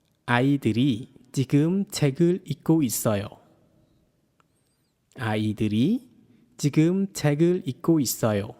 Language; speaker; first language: Korean; non-native, fluent; Khmer